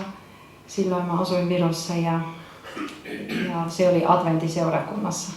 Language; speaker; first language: Finnish; non-native, fluent; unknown